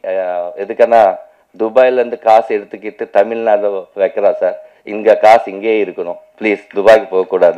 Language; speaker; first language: Tamil; non-native, local second language; Telugu